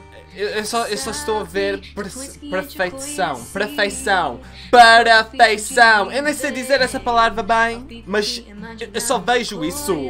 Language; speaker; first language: Portuguese; early bilingual, heritage; Portuguese